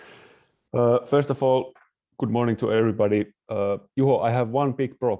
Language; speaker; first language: English; non-native, fluent; Finnish